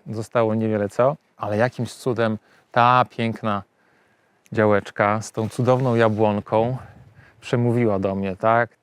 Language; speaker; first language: Polish; native; Polish